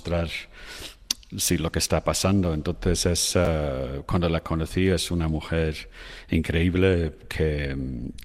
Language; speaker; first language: Spanish; non-native, fluent; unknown